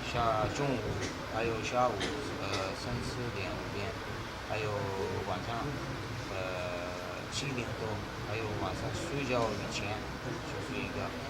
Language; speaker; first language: Chinese; non-native, learner; Punjabi